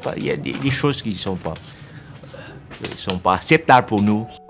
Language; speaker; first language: French; non-native, local second language; Vietnamese